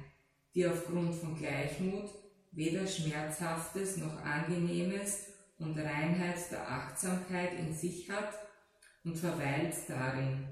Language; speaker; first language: German; native; German